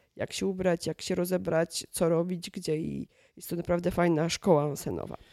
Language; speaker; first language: Polish; native; Polish